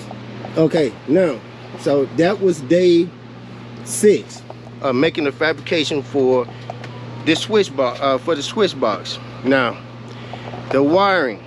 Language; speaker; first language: English; native; English